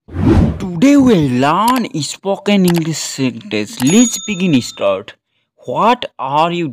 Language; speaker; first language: English; non-native, local second language; Bangla